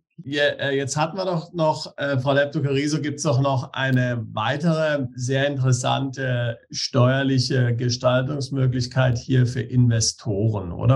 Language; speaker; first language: German; native; German